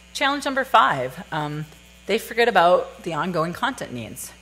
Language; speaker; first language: English; native; English